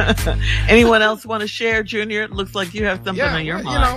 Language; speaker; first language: English; native; English